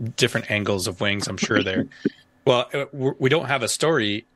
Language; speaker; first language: English; native; English